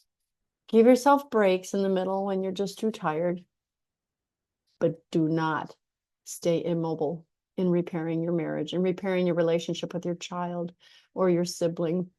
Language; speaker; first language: English; native; English